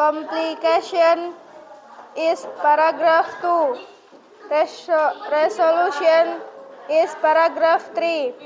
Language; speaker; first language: English; non-native, learner; Indonesian